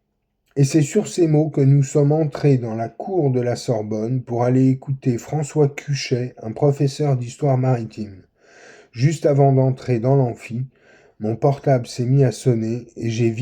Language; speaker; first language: French; native; French